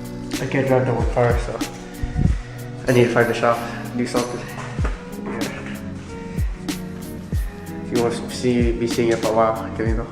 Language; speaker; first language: English; native; English